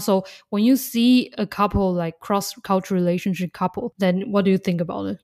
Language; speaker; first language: English; non-native, fluent; Chinese